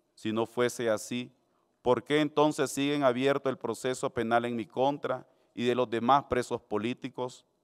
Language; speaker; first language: Spanish; native; Spanish